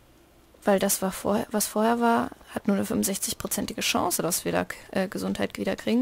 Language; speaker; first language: German; native; German